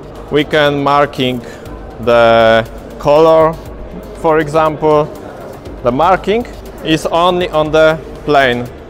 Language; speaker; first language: English; non-native, learner; Polish